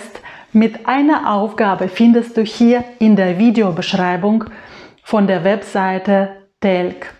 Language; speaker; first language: German; non-native, fluent; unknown